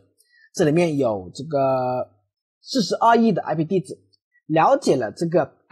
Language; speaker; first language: Chinese; native; Chinese